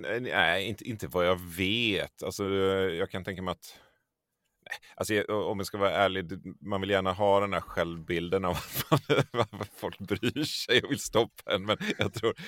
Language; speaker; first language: Swedish; native; Swedish